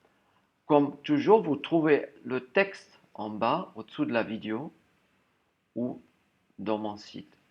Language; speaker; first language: French; non-native, fluent; German